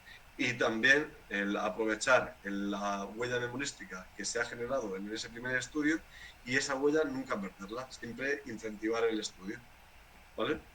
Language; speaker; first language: Spanish; native; Spanish